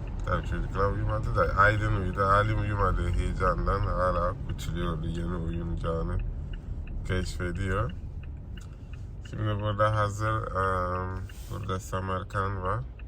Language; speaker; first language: Turkish; native; Turkish